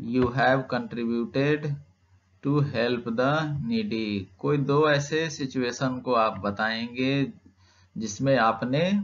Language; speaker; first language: Hindi; native; Hindi